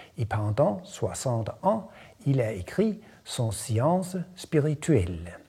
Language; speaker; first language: French; non-native, fluent; Danish